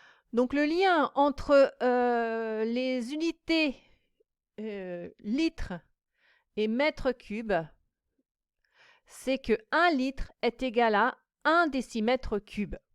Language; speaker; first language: French; native; French